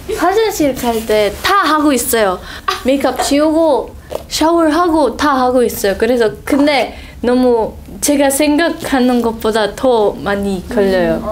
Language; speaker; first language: Korean; non-native, learner; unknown